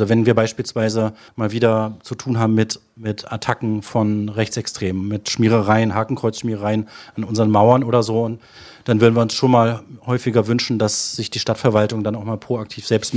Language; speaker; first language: German; native; German